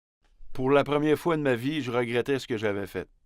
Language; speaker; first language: French; native; French